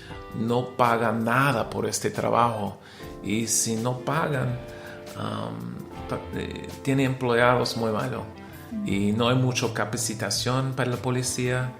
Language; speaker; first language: Spanish; non-native, learner; English